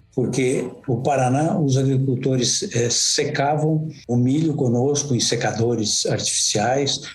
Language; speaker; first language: Portuguese; native; Portuguese